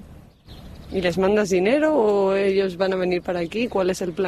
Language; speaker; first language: Spanish; native; Spanish